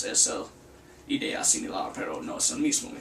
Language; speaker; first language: Spanish; non-native, learner; English